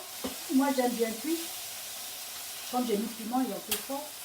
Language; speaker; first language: French; non-native, fluent; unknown